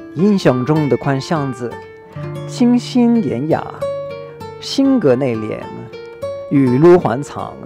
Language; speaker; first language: Chinese; non-native, fluent; French